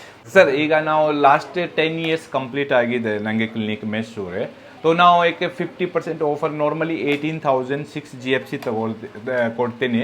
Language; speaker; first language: Kannada; non-native, local second language; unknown